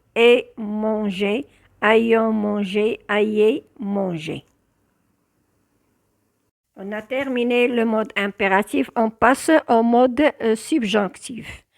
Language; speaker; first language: French; non-native, local second language; Arabic